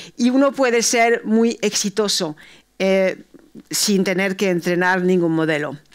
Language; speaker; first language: Spanish; early bilingual, heritage; Spanish